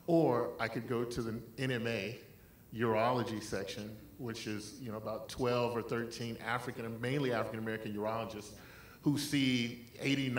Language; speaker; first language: English; native; English